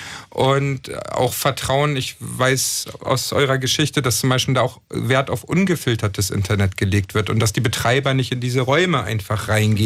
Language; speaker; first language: German; native; German